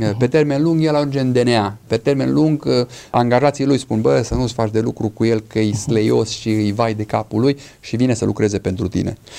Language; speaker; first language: Romanian; non-native, fluent; English